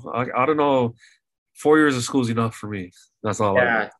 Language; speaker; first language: English; native; English